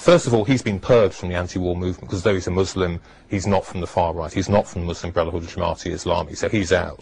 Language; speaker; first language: English; native; English